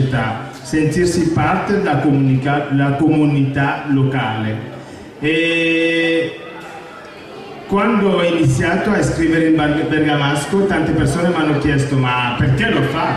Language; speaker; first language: Italian; non-native, fluent; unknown